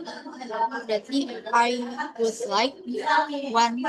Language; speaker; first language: English; non-native, learner; Indonesian